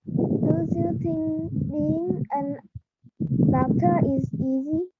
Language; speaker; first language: English; non-native, learner; Vietnamese